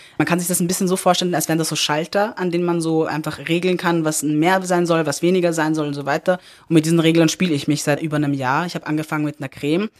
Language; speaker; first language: German; early bilingual, other home language; Persian